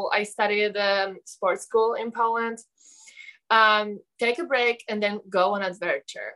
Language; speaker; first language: English; non-native, learner; Polish